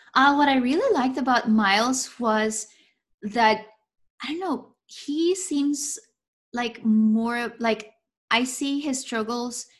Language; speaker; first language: English; non-native, fluent; Spanish